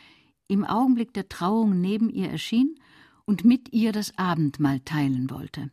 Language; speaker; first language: German; native; German